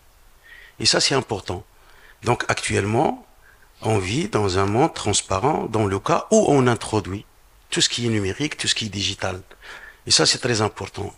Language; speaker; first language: French; non-native, local second language; Arabic